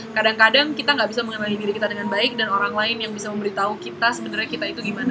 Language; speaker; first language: Indonesian; native; Indonesian